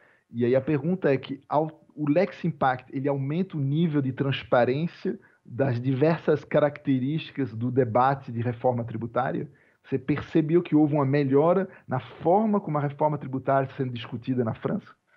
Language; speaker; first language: Portuguese; native; Portuguese